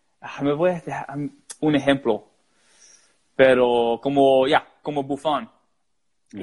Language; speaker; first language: Spanish; early bilingual, heritage; Spanish